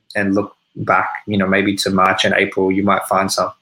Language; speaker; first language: English; native; English